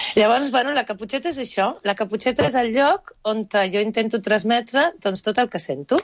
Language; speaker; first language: Catalan; non-native, local second language; Spanish